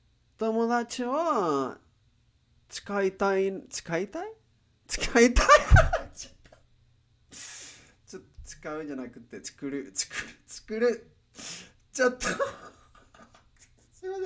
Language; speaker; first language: Japanese; non-native, learner; Spanish